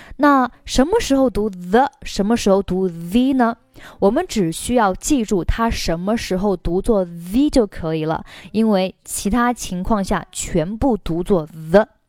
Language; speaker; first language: Chinese; native; Chinese